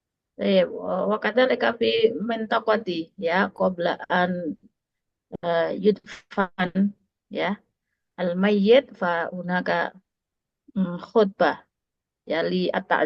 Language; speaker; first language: Arabic; non-native, fluent; Indonesian